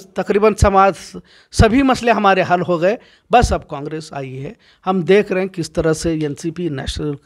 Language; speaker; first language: Hindi; non-native, local second language; Urdu